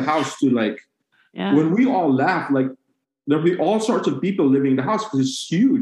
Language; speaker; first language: English; non-native, local second language; Cebuano